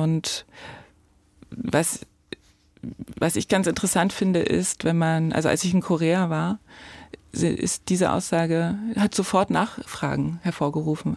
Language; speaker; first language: German; native; German